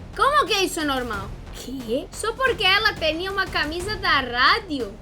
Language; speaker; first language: Portuguese; non-native, fluent; Spanish